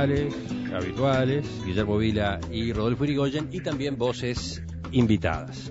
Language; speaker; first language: Spanish; native; Spanish